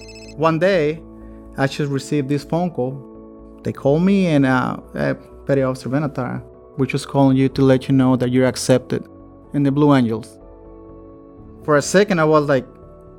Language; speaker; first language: English; non-native, fluent; Spanish